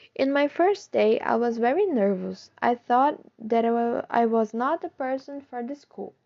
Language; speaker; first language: English; non-native, learner; Chinese